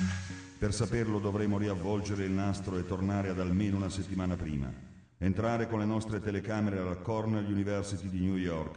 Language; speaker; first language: Italian; native; Italian